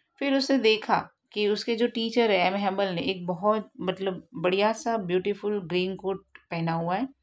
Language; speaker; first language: Hindi; non-native, local second language; Gujarati